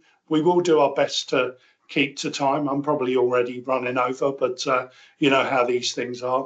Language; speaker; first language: English; native; English